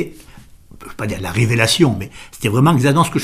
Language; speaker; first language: French; native; French